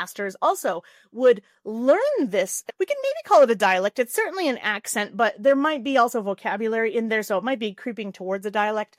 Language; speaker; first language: English; native; English